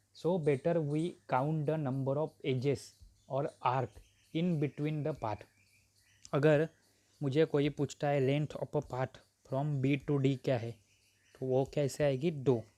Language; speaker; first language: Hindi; non-native, local second language; Marathi